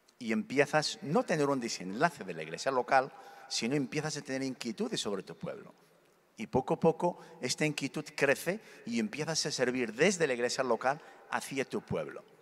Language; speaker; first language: Spanish; early bilingual, other home language; Berber languages